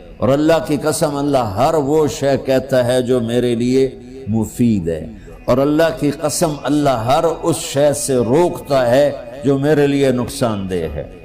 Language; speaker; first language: Urdu; non-native, local second language; Punjabi